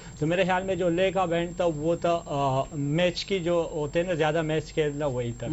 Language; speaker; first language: Hindi; non-native, local second language; Pashto